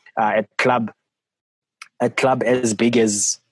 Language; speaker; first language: English; non-native, local second language; Southern Sotho